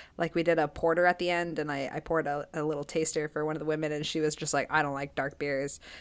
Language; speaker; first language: English; native; English